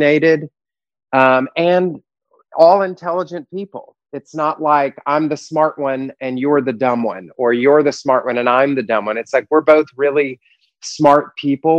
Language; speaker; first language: English; native; English